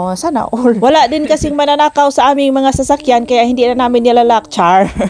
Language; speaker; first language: Filipino; non-native, local second language; Cebuano